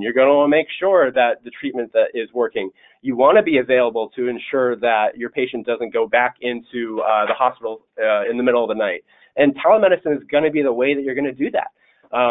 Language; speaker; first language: English; native; English